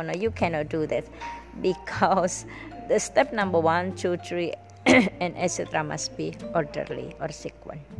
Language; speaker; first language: English; non-native, fluent; Indonesian